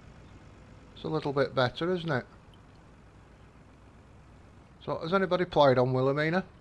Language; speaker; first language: English; native; English